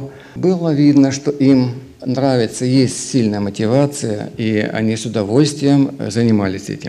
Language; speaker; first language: Russian; native; Russian